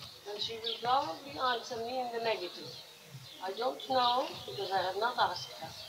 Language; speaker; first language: English; non-native, local second language; Bangla